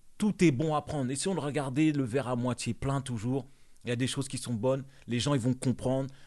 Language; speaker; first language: French; non-native, local second language; Bambara